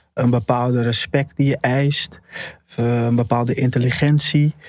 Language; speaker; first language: Dutch; early bilingual, other home language; Papiamento